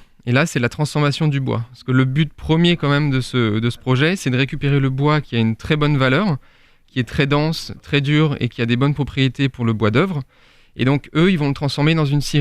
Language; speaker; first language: French; native; French